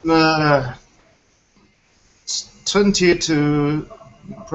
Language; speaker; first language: English; non-native, fluent; Chinese